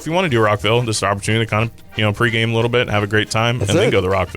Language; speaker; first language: English; native; English